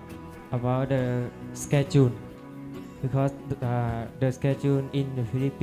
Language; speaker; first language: English; non-native, learner; Thai